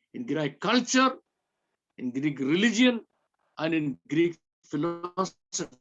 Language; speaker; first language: English; non-native, local second language; Malayalam